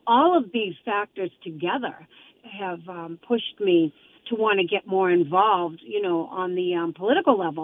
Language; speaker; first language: English; native; English